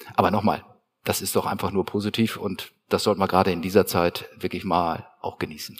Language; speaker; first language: German; native; German